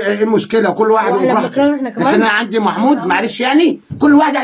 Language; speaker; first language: Arabic; native; Arabic